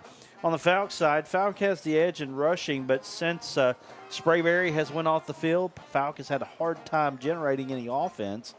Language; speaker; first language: English; native; English